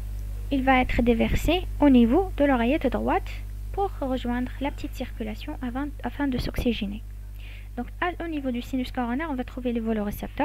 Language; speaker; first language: French; non-native, local second language; Arabic